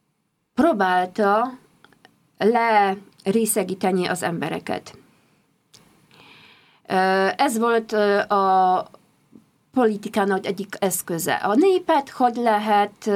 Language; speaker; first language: Hungarian; non-native, fluent; Polish